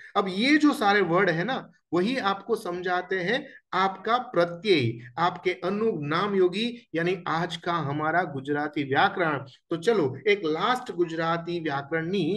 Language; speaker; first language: Hindi; non-native, local second language; Gujarati